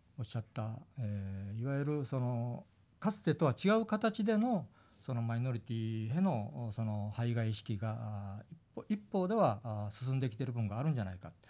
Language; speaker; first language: Japanese; native; Japanese